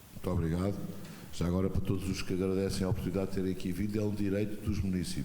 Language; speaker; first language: Portuguese; native; Portuguese